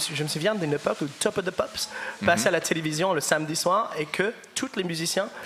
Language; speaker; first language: French; non-native, fluent; English